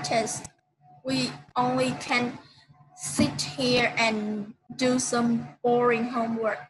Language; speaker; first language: English; non-native, learner; Vietnamese